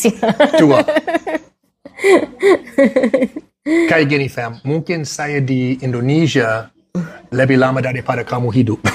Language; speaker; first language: Indonesian; non-native, learner; English